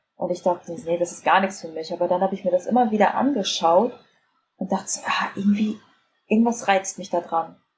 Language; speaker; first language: German; native; German